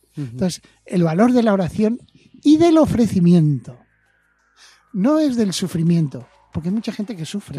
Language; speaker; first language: Spanish; native; Spanish